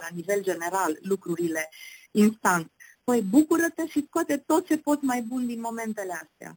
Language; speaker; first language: Romanian; native; Romanian